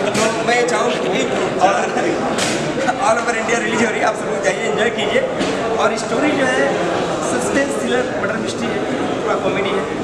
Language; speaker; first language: Hindi; native; Hindi